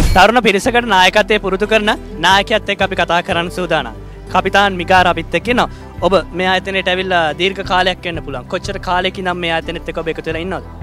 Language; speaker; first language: Sinhala; native; Sinhala